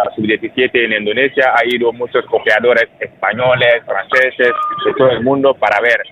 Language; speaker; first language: Spanish; non-native, fluent; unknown